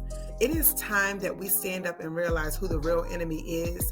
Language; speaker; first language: English; native; English